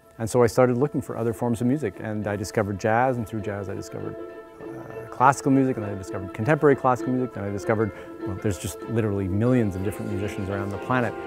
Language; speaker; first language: English; native; English